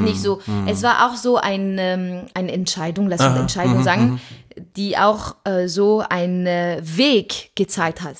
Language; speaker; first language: German; non-native, fluent; French